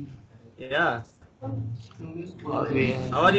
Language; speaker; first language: English; non-native, learner; Hindi